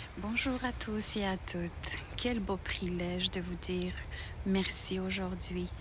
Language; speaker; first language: French; non-native, fluent; Romanian